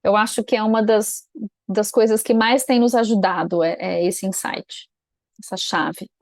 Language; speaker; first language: Portuguese; native; Portuguese